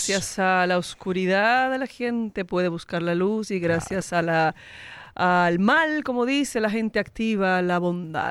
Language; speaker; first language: Spanish; native; Spanish